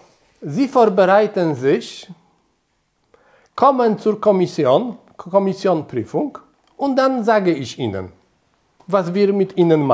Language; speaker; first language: German; non-native, fluent; Polish